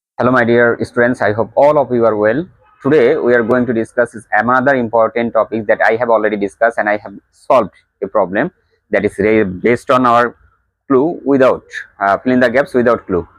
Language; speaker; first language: English; non-native, local second language; Bangla